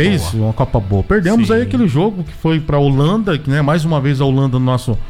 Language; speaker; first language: Portuguese; native; Portuguese